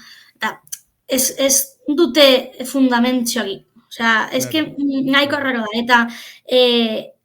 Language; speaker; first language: Basque; non-native, fluent; Catalan